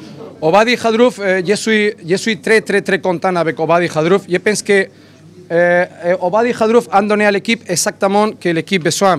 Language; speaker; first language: French; non-native, learner; Spanish